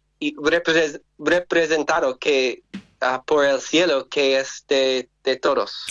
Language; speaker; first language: Spanish; non-native, learner; English